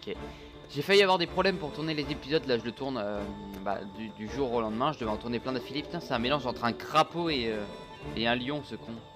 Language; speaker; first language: French; native; French